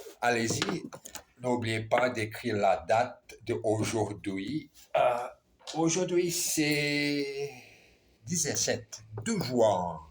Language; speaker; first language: French; non-native, learner; Portuguese